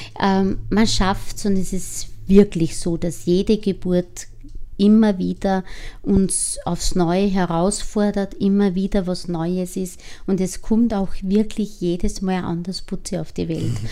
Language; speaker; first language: German; native; German